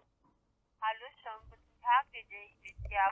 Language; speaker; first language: German; non-native, learner; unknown